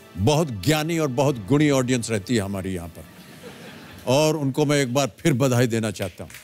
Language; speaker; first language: Hindi; native; Hindi